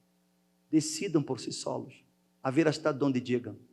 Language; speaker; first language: Spanish; non-native, learner; Portuguese